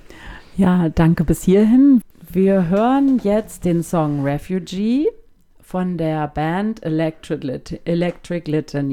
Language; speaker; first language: German; native; German